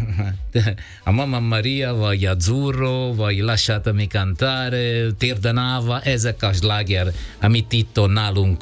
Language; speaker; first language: Hungarian; non-native, learner; Italian